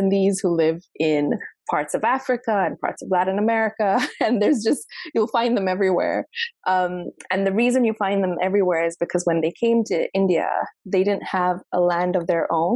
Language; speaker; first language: English; non-native, local second language; Sindhi